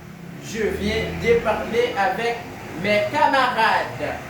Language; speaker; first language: French; non-native, fluent; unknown